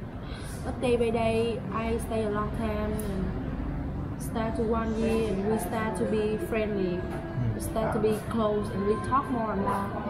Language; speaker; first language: English; non-native, learner; Vietnamese